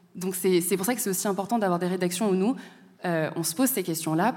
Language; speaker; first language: French; native; French